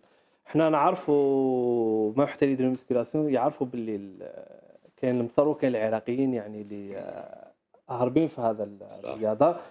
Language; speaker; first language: Arabic; native; Arabic